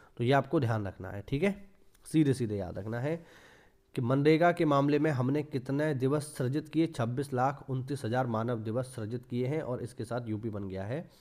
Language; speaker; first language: Hindi; native; Hindi